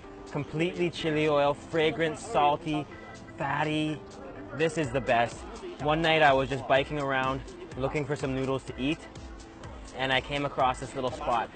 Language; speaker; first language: English; native; English